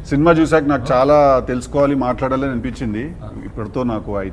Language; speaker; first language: Telugu; native; Telugu